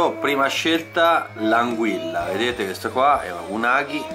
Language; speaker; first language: Italian; native; Italian